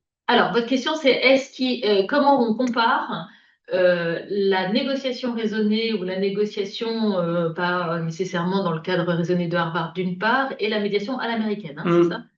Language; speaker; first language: French; native; French